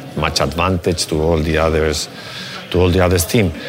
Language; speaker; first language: English; non-native, fluent; Spanish